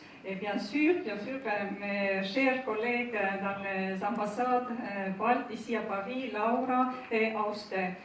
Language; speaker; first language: French; non-native, fluent; Estonian